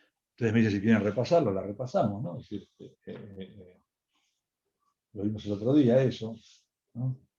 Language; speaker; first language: Spanish; native; Spanish